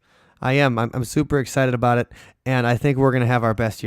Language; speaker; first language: English; native; English